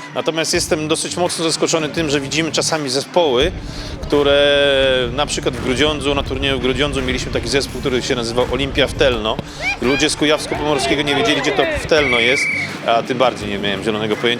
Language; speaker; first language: Polish; native; Polish